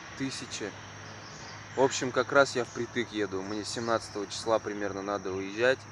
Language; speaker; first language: Russian; native; Russian